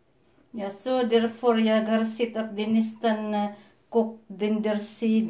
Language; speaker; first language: Swedish; non-native, fluent; Filipino